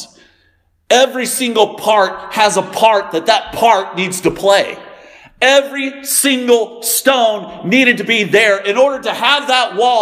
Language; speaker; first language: English; native; English